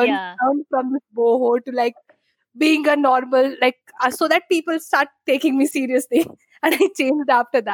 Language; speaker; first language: English; non-native, local second language; Bangla